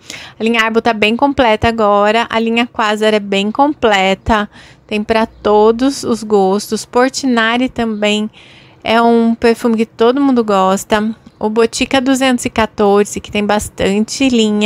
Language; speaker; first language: Portuguese; native; Portuguese